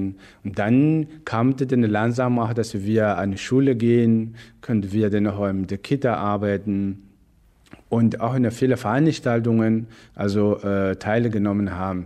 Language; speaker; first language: German; non-native, fluent; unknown